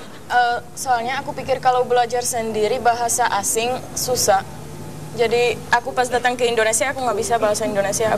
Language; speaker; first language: Indonesian; non-native, fluent; Czech